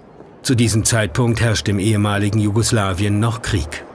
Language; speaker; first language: German; native; German